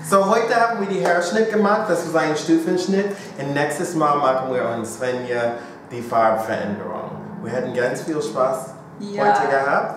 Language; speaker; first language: German; non-native, fluent; English